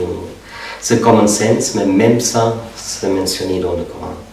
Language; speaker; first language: French; non-native, fluent; German